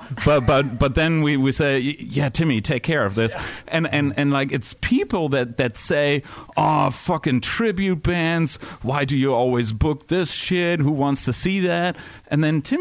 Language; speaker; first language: English; non-native, fluent; German